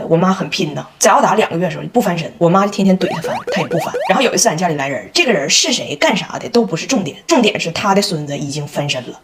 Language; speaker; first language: Chinese; native; Chinese